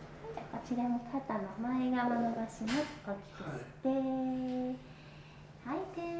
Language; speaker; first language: Japanese; native; Japanese